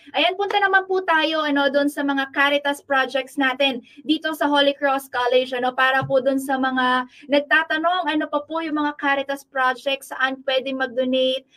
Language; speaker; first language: Filipino; non-native, local second language; Pampanga